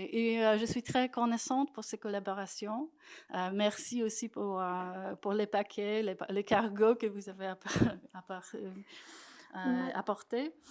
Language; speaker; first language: French; non-native, fluent; Polish